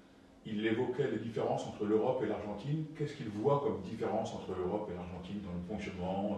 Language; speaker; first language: French; native; French